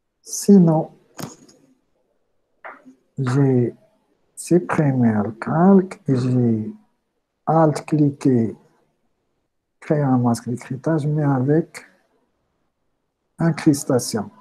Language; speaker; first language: French; non-native, local second language; Arabic